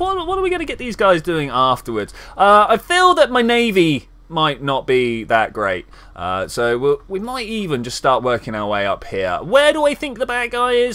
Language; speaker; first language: English; native; English